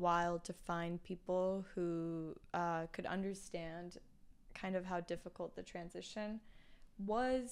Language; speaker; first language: English; non-native, fluent; Chinese